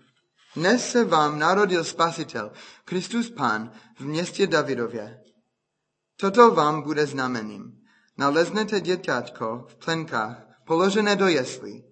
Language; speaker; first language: Czech; non-native, fluent; English